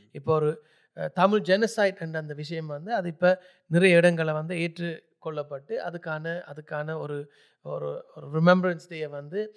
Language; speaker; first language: Tamil; early bilingual, heritage; Tamil